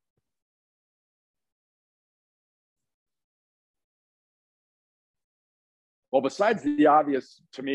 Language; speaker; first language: English; native; English